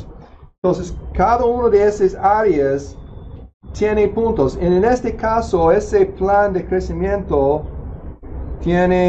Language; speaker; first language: Spanish; non-native, fluent; English